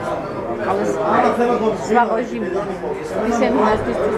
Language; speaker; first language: German; non-native, learner; Polish